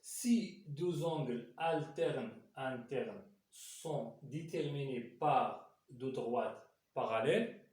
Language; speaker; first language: French; non-native, local second language; Arabic